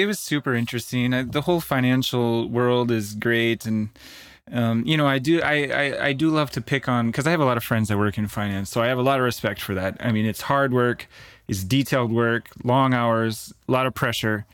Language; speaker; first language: English; native; English